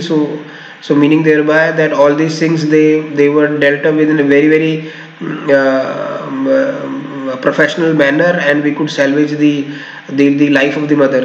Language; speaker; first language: English; non-native, local second language; Hindi